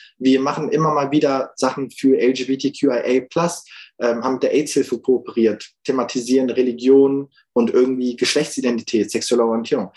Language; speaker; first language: German; early bilingual, other home language; Turkish